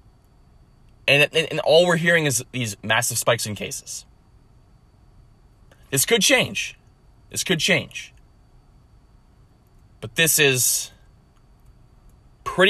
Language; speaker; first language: English; native; English